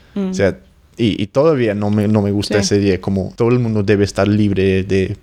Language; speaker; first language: Spanish; non-native, fluent; English